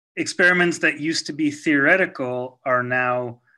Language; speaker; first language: English; native; English